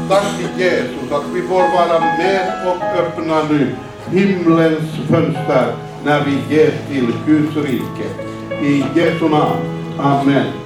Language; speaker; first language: Swedish; non-native, fluent; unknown